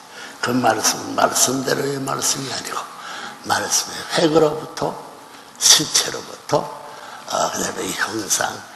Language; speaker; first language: Korean; native; Korean